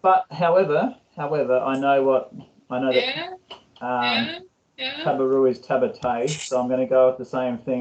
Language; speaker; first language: English; non-native, learner; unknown